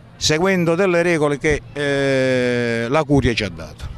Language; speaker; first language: Italian; native; Italian